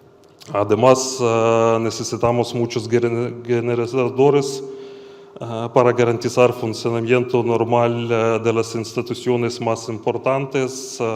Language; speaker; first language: Spanish; non-native, fluent; Ukrainian